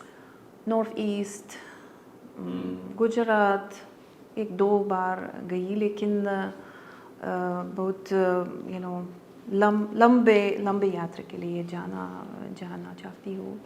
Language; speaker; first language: Hindi; non-native, learner; Lithuanian